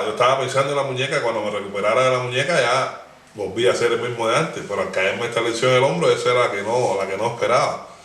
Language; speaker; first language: Spanish; native; Spanish